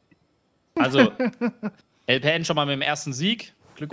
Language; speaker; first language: German; native; German